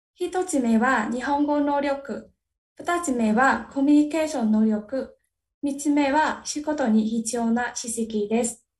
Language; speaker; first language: Japanese; non-native, learner; Vietnamese